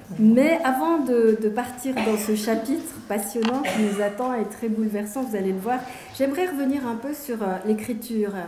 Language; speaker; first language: French; native; French